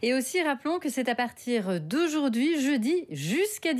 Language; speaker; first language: French; native; French